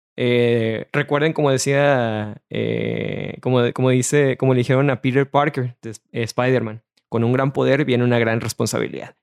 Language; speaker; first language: Spanish; native; Spanish